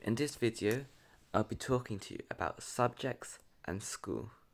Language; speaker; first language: English; native; English